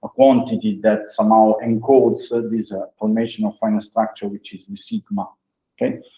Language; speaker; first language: English; non-native, fluent; Italian